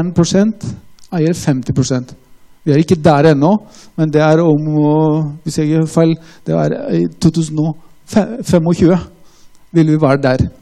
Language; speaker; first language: Norwegian; non-native, fluent; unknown